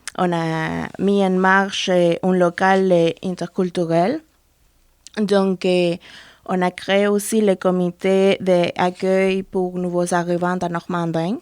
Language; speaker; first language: French; non-native, fluent; Spanish